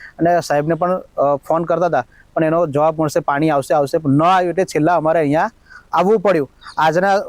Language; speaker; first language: Gujarati; native; Gujarati